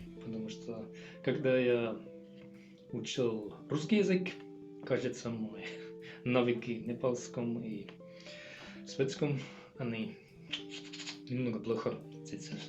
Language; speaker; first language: Russian; non-native, learner; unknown